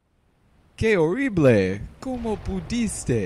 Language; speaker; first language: Spanish; non-native, learner; English